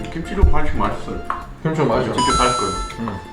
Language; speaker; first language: Korean; non-native, fluent; Danish